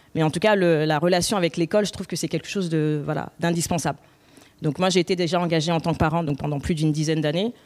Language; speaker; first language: French; native; French